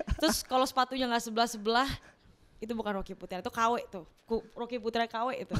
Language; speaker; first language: Indonesian; native; Indonesian